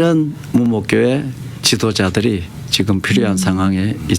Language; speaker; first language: Korean; native; Korean